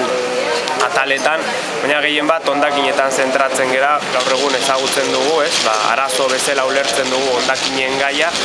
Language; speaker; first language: Basque; native; Basque